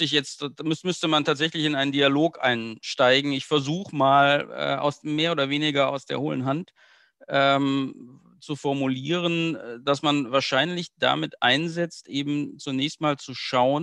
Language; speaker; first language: German; native; German